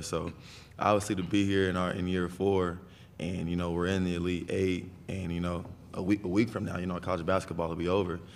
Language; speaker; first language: English; native; English